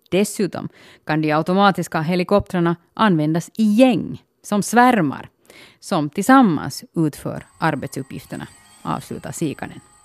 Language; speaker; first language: Swedish; native; Swedish